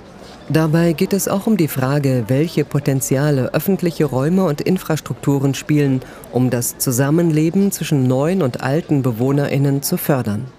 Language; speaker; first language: German; native; German